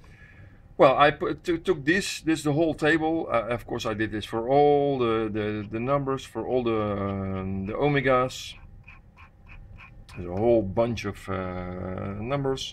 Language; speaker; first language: English; non-native, fluent; Dutch